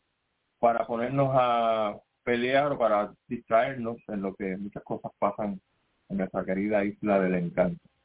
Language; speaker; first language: Spanish; native; Spanish